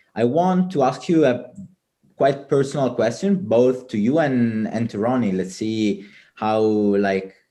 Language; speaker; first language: English; non-native, fluent; Italian